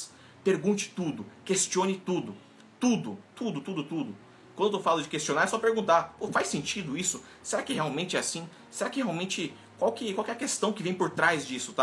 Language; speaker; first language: Portuguese; native; Portuguese